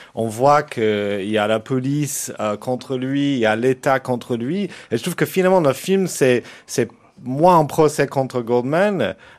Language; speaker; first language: French; non-native, fluent; English